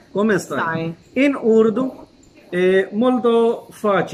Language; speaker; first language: Italian; non-native, learner; Urdu